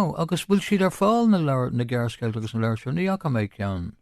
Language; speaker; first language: Irish; non-native, local second language; English